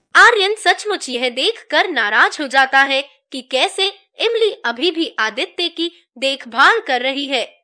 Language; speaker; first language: Hindi; native; Hindi